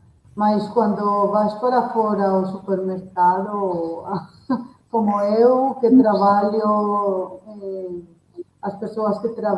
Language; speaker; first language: Portuguese; non-native, learner; Spanish